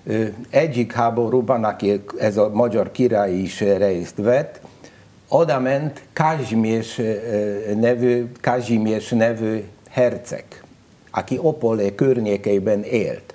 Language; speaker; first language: Hungarian; non-native, learner; Polish